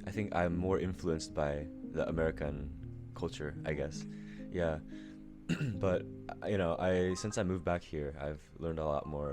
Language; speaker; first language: English; early bilingual, other home language; Japanese